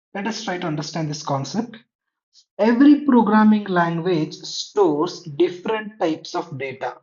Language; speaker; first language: English; non-native, local second language; Kannada